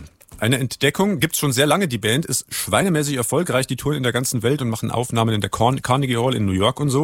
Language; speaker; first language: German; native; German